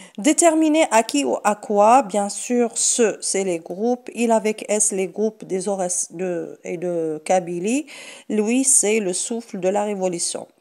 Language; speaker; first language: French; non-native, local second language; Arabic